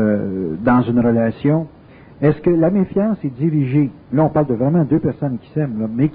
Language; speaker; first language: French; native; French